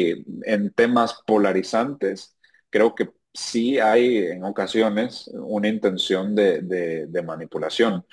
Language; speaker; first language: Spanish; native; Spanish